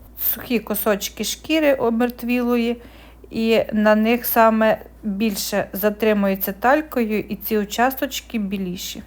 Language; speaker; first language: Ukrainian; native; Ukrainian